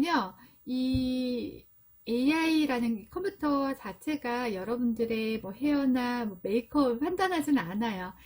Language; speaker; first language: Korean; native; Korean